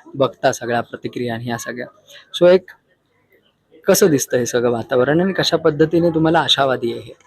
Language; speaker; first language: Marathi; native; Marathi